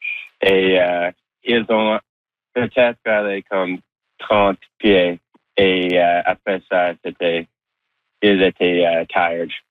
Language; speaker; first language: French; non-native, local second language; English